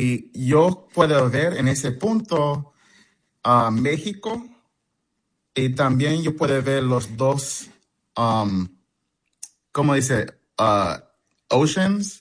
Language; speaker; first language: Spanish; non-native, learner; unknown